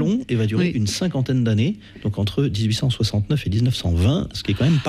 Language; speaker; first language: French; native; French